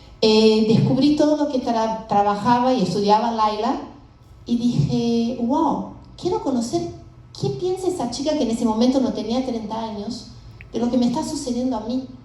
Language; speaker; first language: Spanish; native; Spanish